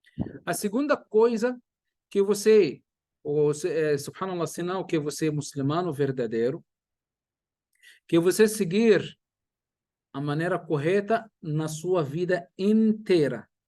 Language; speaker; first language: Portuguese; non-native, fluent; Arabic